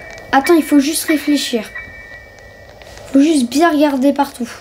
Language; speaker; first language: French; native; French